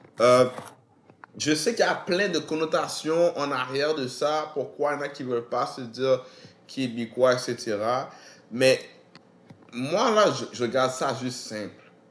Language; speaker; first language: French; native; French